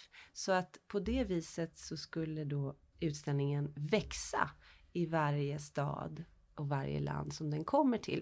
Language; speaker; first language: Swedish; early bilingual, heritage; Swedish